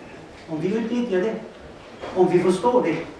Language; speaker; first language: Swedish; non-native, fluent; Arabic